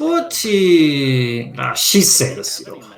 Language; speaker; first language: Japanese; non-native, fluent; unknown